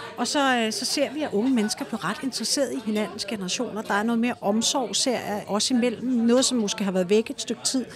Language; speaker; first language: Danish; native; Danish